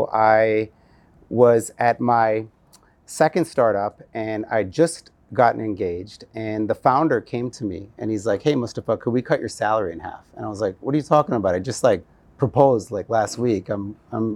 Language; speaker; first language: English; native; English